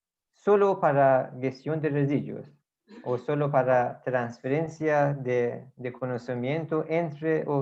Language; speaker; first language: Spanish; non-native, fluent; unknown